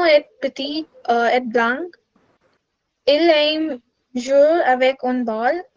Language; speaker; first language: French; non-native, learner; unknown